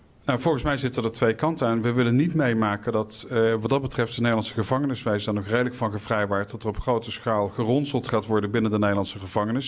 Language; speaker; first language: Dutch; native; Dutch